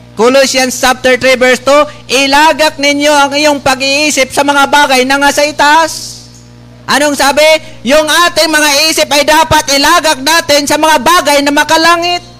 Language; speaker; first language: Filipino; non-native, local second language; Bikol